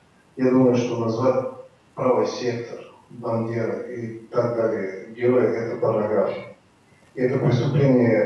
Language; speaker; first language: Russian; non-native, learner; Bulgarian